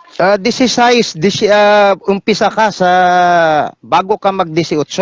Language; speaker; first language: Filipino; non-native, local second language; Cebuano